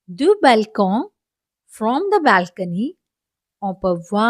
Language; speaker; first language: French; non-native, fluent; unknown